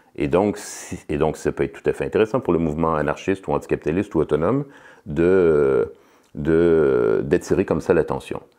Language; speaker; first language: French; native; French